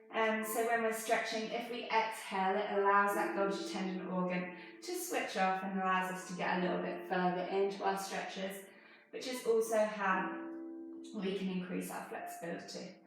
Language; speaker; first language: English; native; English